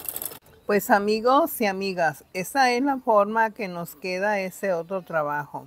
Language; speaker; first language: Spanish; native; Spanish